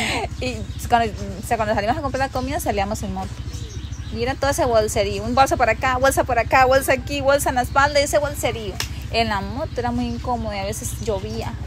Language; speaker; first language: Spanish; native; Spanish